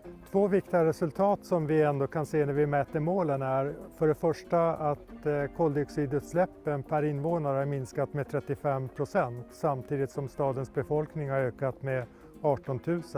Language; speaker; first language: Swedish; native; Swedish